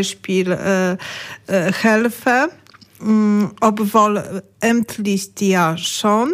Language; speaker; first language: German; non-native, learner; Polish